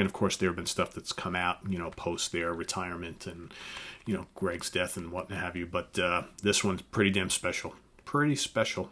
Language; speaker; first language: English; native; English